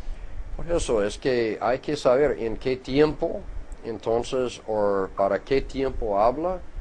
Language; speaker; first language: Spanish; non-native, fluent; English